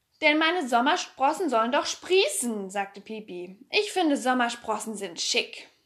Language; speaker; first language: German; native; German